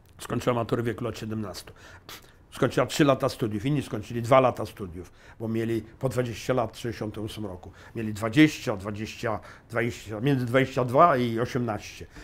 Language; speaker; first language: Polish; native; Polish